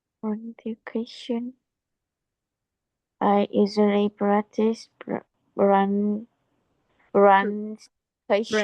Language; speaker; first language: English; non-native, learner; Vietnamese